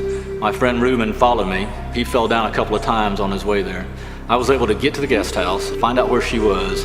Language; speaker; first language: English; native; English